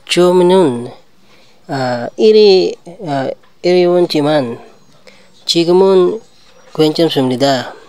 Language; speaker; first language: Korean; non-native, learner; Filipino